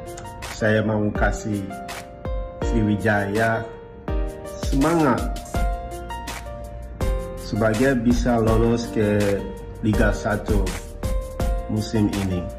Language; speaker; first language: Indonesian; non-native, learner; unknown